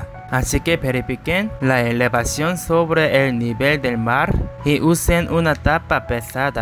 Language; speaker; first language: Spanish; non-native, learner; Korean